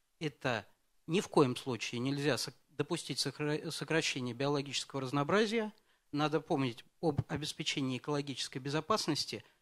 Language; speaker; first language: Russian; native; Russian